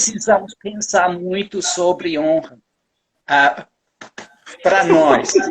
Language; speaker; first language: Portuguese; non-native, fluent; English